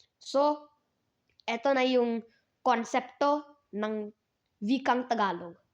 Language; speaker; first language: Filipino; non-native, learner; Hindi